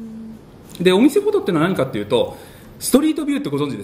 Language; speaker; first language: Japanese; native; Japanese